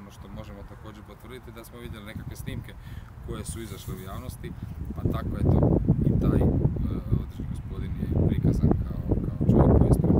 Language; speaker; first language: Croatian; native; Croatian